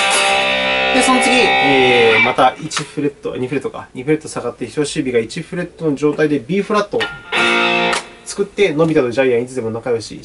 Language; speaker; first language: Japanese; native; Japanese